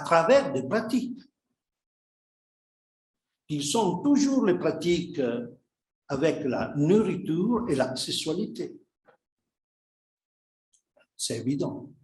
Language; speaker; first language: French; non-native, fluent; Italian